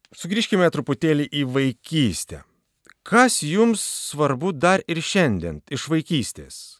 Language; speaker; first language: Lithuanian; native; Lithuanian